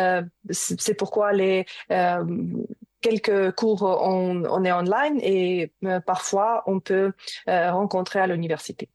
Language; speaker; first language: French; non-native, learner; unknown